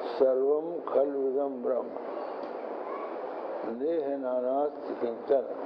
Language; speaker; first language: Hindi; native; Hindi